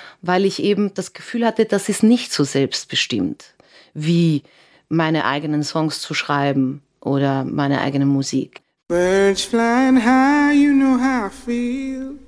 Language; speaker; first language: German; early bilingual, other home language; Serbian